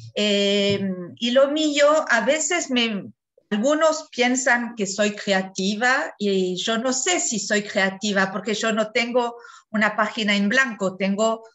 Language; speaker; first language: Spanish; non-native, fluent; French